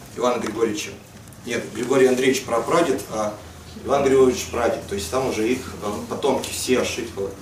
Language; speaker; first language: Russian; native; Russian